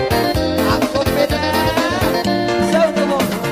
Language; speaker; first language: Indonesian; non-native, local second language; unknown